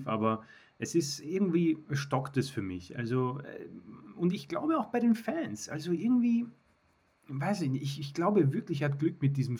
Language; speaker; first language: German; native; German